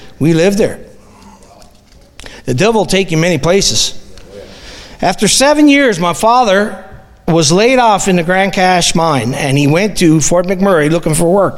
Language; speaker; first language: English; native; English